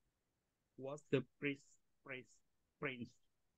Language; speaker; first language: English; non-native, learner; Indonesian